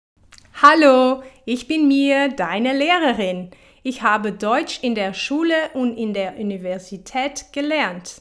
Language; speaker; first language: German; non-native, fluent; Portuguese